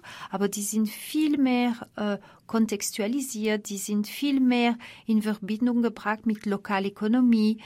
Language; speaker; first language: German; non-native, fluent; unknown